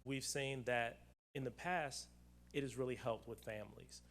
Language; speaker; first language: English; native; English